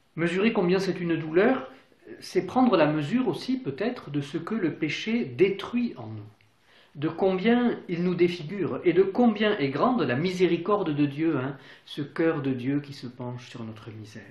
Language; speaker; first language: French; native; French